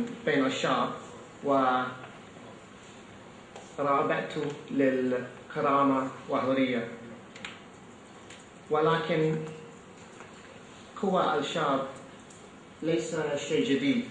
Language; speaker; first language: Arabic; non-native, fluent; English